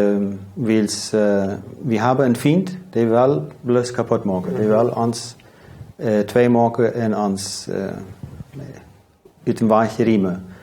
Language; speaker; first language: German; non-native, local second language; Plautdietsch